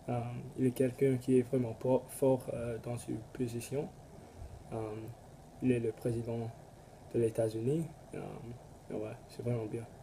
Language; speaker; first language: French; non-native, learner; English